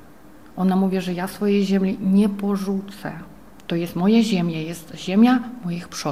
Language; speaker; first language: Polish; non-native, fluent; Ukrainian